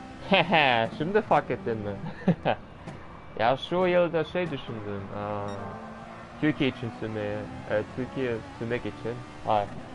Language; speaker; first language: Turkish; early bilingual, other home language; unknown